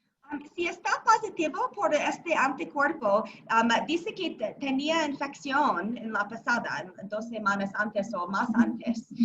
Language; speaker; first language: Spanish; non-native, learner; English